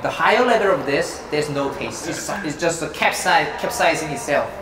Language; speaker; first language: English; non-native, fluent; Korean